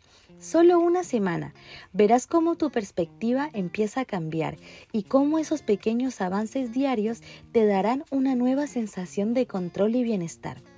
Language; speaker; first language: Spanish; native; Spanish